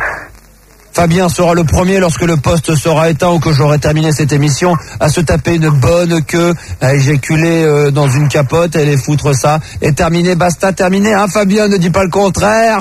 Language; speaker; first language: French; native; French